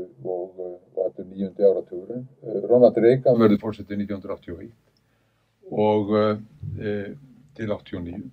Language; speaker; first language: Icelandic; native; Icelandic